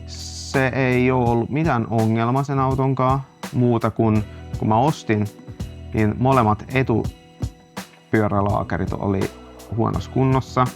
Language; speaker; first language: Finnish; non-native, local second language; Swedish